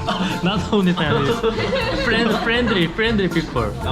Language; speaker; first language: English; non-native, learner; Korean